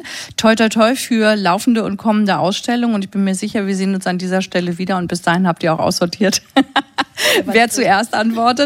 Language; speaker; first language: German; native; German